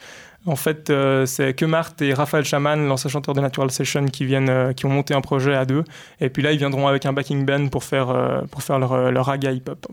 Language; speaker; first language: French; native; French